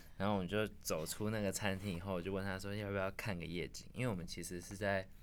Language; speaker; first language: Chinese; native; Chinese